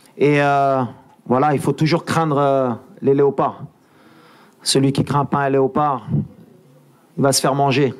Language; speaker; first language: French; native; French